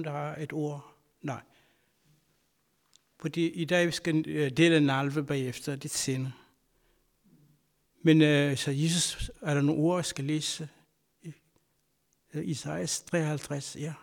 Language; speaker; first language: Danish; non-native, fluent; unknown